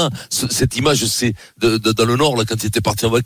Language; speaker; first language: French; native; French